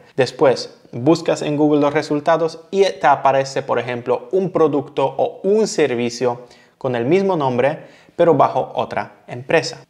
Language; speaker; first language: Spanish; non-native, fluent; Polish